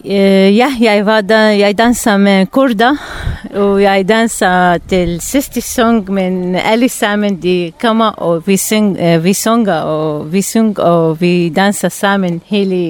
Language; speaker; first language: Danish; non-native, learner; Arabic